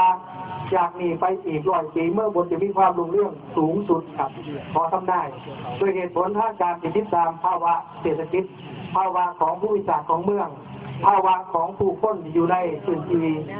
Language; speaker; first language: Thai; non-native, local second language; Lao